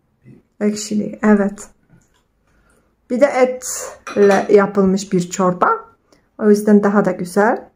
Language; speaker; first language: Turkish; non-native, fluent; Polish